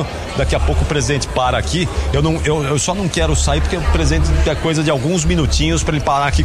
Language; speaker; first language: Portuguese; native; Portuguese